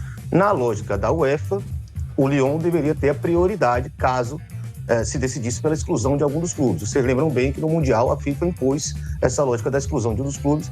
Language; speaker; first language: Portuguese; native; Portuguese